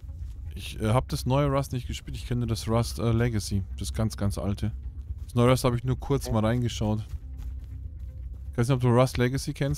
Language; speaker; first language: German; native; German